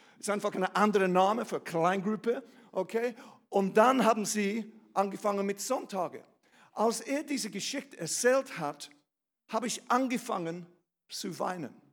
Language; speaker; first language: German; non-native, fluent; English